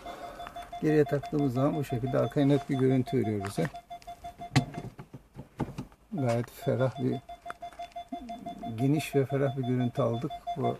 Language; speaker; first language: Turkish; native; Turkish